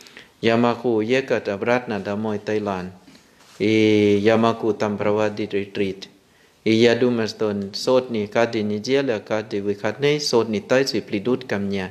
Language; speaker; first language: Russian; non-native, fluent; Thai